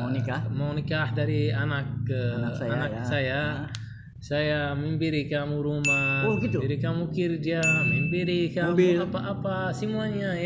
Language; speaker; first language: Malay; non-native, fluent; Arabic